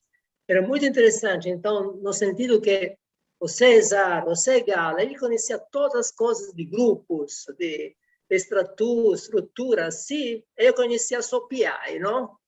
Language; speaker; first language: Portuguese; non-native, fluent; Italian